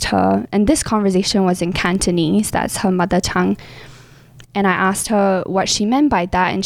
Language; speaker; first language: English; native; English